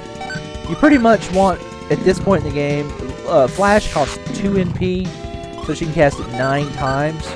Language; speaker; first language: English; native; English